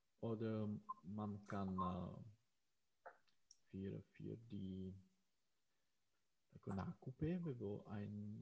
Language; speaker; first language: German; non-native, learner; Czech